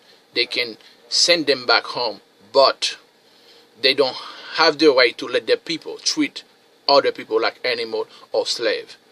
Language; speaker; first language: English; non-native, fluent; Haitian Creole